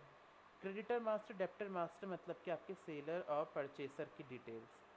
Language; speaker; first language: Hindi; native; Hindi